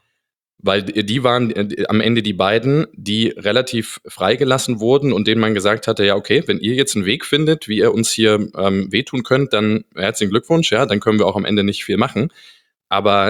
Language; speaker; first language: German; native; German